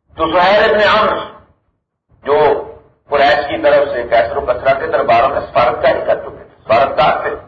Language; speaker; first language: Urdu; non-native, local second language; Punjabi